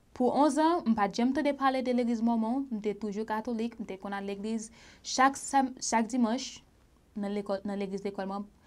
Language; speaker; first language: Haitian Creole; native; Haitian Creole